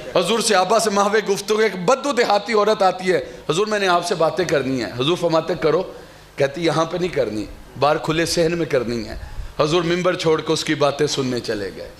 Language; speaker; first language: Urdu; non-native, local second language; Punjabi